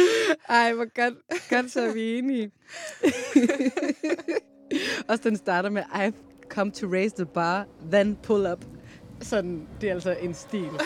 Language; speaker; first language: Danish; native; Danish